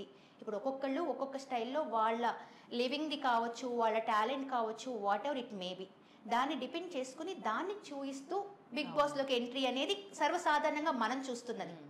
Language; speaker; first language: Telugu; native; Telugu